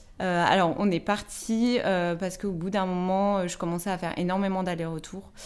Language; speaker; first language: French; native; French